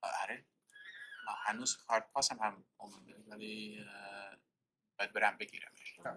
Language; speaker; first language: Persian; non-native, learner; Kurdish